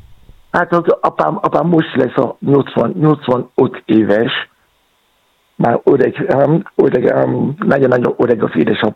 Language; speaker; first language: Hungarian; non-native, fluent; Yoruba